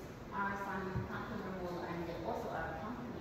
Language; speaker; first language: English; non-native, learner; Chinese